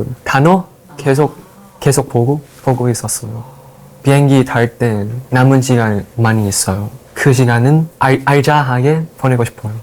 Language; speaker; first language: Korean; non-native, learner; Thai